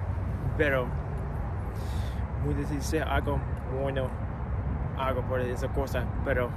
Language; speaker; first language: Spanish; non-native, learner; English